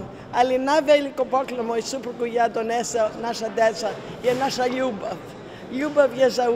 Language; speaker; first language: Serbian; non-native, learner; English